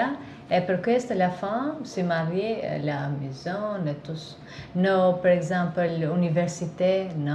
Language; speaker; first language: French; non-native, learner; Albanian